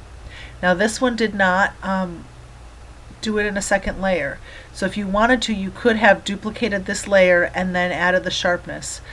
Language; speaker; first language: English; native; English